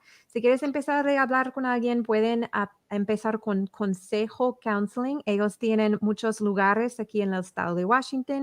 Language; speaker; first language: Spanish; early bilingual, heritage; English